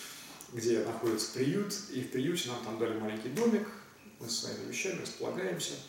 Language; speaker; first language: Russian; native; Russian